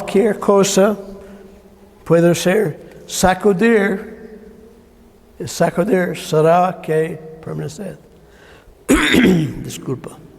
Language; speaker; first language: Spanish; non-native, learner; English